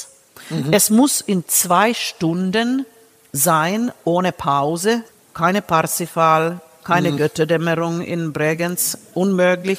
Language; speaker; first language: German; non-native, fluent; Finnish